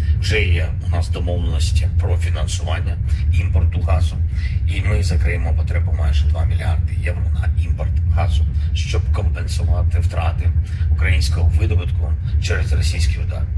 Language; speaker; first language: Ukrainian; non-native, local second language; Russian